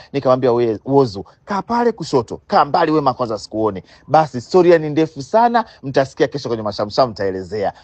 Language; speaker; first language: Swahili; native; Swahili